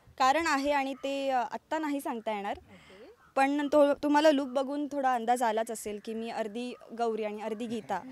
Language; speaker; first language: Marathi; native; Marathi